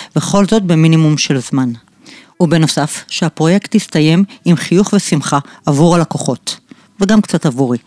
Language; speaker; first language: Hebrew; non-native, fluent; English